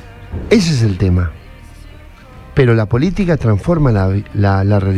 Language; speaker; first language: Spanish; native; Spanish